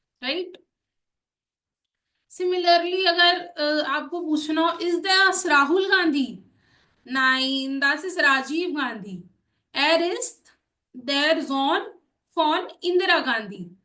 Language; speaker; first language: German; non-native, fluent; Hindi